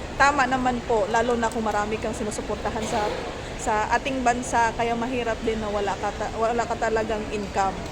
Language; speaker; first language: Filipino; non-native, local second language; Cebuano